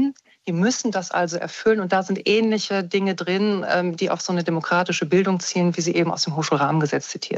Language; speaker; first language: German; native; German